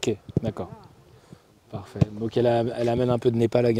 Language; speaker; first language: French; native; French